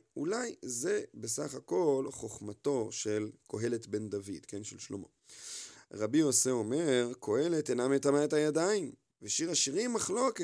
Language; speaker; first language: Hebrew; native; Hebrew